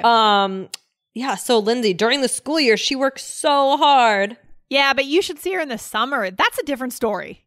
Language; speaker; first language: English; native; English